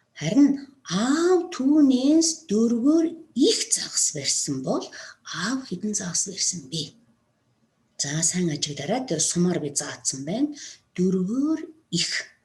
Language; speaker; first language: Mongolian; non-native, local second language; Kazakh